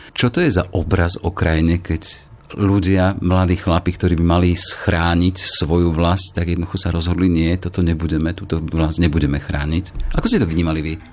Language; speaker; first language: Slovak; native; Slovak